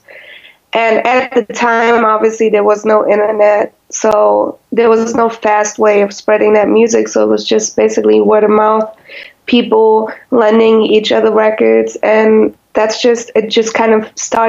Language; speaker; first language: English; non-native, fluent; German